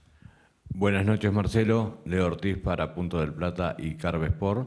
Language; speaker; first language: Spanish; native; Spanish